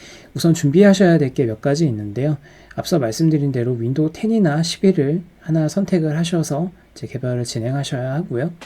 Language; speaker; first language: Korean; native; Korean